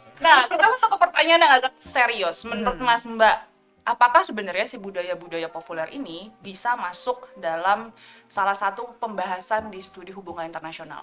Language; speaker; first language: Indonesian; native; Indonesian